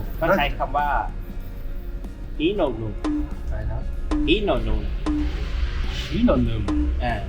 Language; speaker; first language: Thai; native; Thai